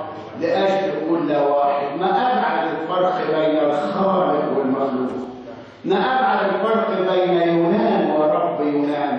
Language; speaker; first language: Arabic; native; Arabic